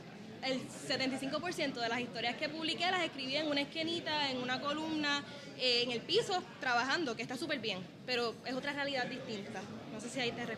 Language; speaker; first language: Spanish; native; Spanish